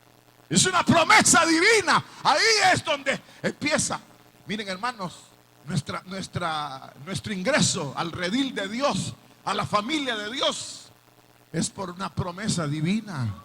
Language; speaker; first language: Spanish; native; Spanish